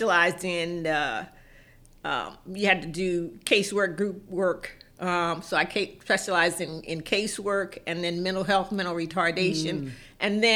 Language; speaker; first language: English; native; English